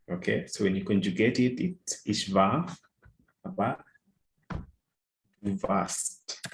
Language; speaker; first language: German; non-native, fluent; English